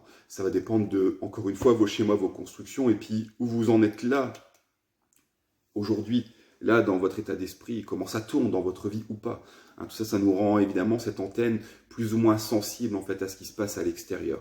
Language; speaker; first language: French; native; French